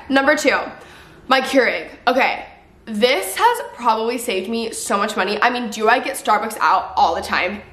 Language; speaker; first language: English; native; English